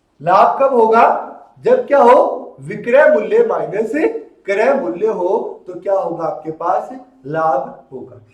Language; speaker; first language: Hindi; native; Hindi